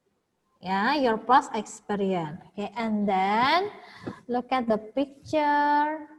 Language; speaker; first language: English; non-native, learner; Indonesian